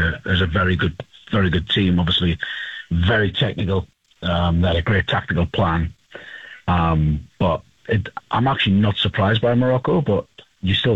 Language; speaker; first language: English; native; English